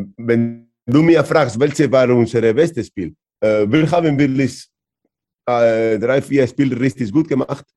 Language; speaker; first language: German; non-native, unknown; Spanish